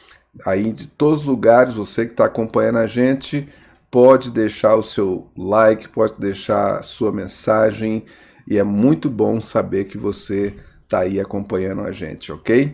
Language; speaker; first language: Portuguese; native; Portuguese